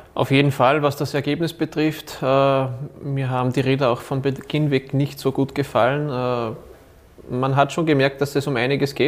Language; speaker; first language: German; native; German